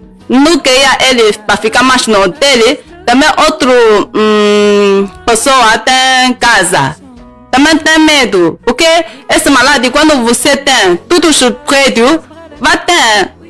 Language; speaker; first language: Portuguese; non-native, learner; Chinese